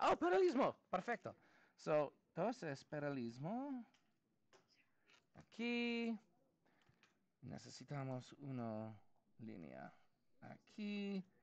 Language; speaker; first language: Spanish; non-native, learner; English